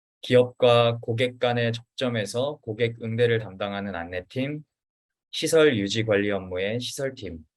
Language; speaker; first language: Korean; native; Korean